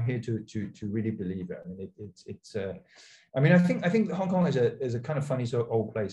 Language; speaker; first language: English; non-native, local second language; Cantonese